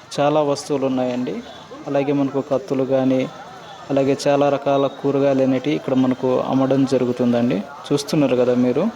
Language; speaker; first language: Telugu; non-native, local second language; Koya